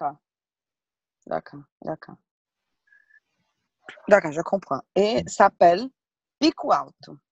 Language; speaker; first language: French; non-native, learner; Portuguese